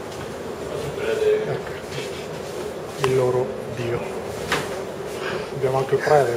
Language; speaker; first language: Italian; early bilingual, other home language; Albanian